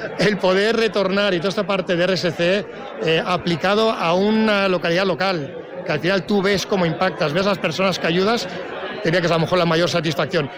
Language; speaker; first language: Spanish; non-native, local second language; Catalan